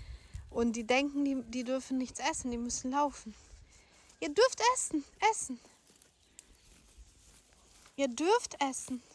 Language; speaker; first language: German; non-native, fluent; Ukrainian